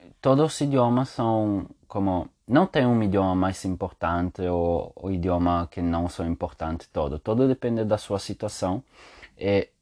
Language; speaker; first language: Portuguese; non-native, learner; Spanish